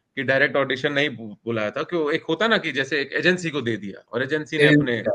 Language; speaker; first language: Hindi; native; Hindi